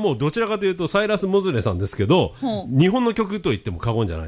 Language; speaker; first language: Japanese; native; Japanese